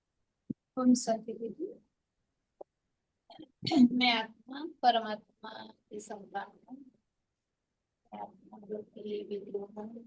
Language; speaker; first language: Hindi; non-native, local second language; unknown